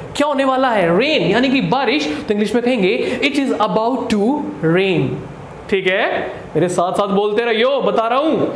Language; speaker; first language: Hindi; native; Hindi